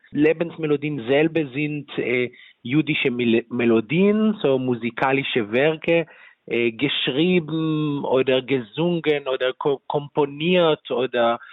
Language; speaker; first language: German; non-native, fluent; Hebrew